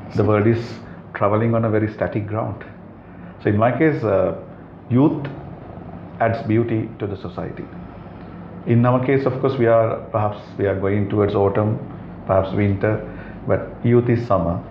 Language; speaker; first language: English; non-native, local second language; Sinhala